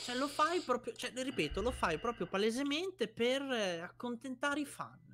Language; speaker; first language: Italian; native; Italian